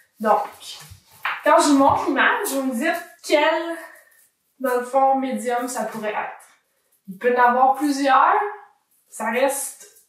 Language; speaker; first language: French; native; French